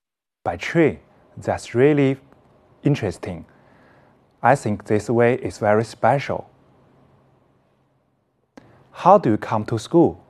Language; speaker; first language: English; non-native, fluent; Chinese